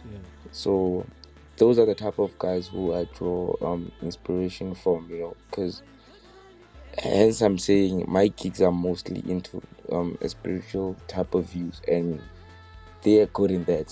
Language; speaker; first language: English; non-native, local second language; Southern Sotho